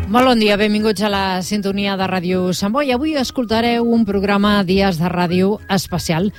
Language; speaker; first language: Catalan; native; Catalan